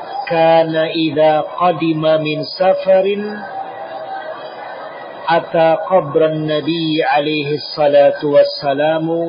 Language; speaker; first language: Arabic; non-native, fluent; Indonesian